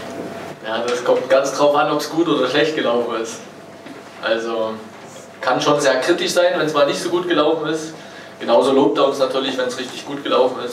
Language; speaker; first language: German; native; German